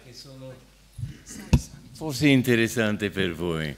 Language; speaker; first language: Italian; non-native, fluent; English